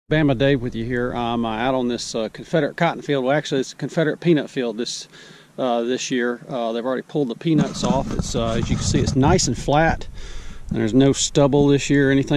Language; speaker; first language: English; native; English